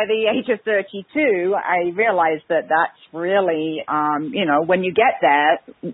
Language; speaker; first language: English; native; English